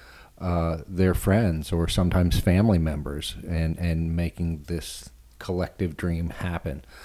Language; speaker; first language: English; native; English